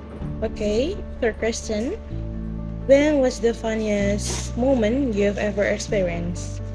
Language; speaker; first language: English; non-native, learner; Indonesian